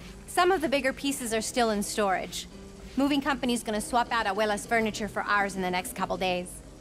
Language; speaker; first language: English; early bilingual, other home language; Spanish